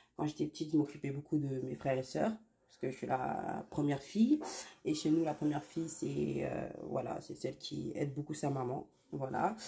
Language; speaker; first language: French; native; French